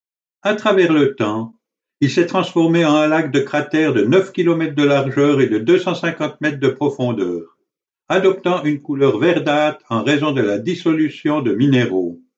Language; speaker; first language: French; native; French